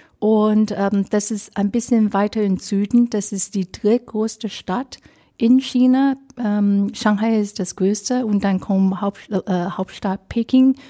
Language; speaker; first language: German; non-native, fluent; Chinese